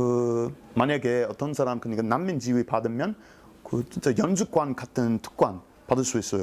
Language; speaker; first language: Korean; non-native, learner; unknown